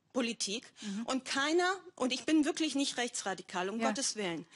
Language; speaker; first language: German; non-native, fluent; Greek